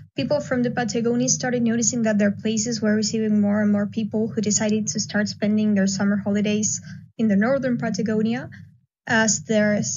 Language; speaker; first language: English; non-native, fluent; Spanish